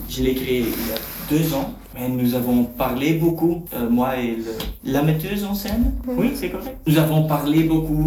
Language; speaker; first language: French; non-native, learner; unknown